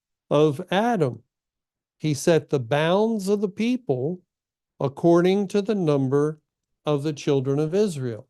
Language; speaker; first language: English; native; English